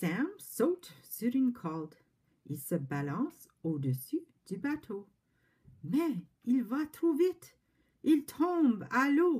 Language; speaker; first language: French; non-native, fluent; English